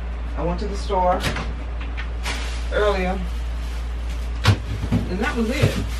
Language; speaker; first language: English; native; English